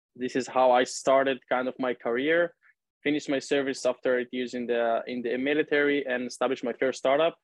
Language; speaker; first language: English; non-native, fluent; Hebrew